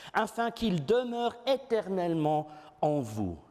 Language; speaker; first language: French; non-native, fluent; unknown